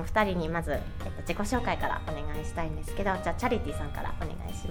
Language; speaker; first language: Japanese; native; Japanese